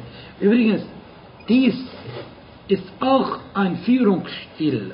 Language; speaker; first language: German; non-native, fluent; Arabic